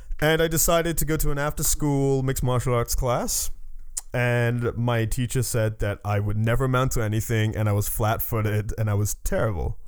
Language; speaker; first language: English; native; English